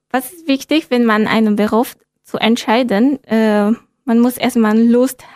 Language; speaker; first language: German; non-native, learner; Vietnamese